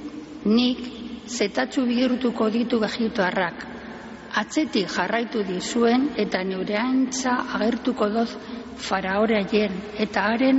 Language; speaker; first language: Basque; native; Basque